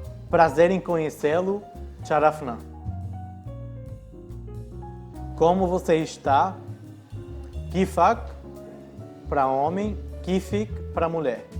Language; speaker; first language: Portuguese; non-native, fluent; Arabic